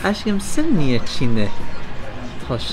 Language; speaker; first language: Turkish; non-native, learner; English